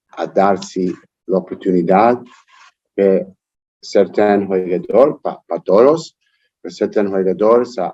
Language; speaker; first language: Spanish; non-native, learner; English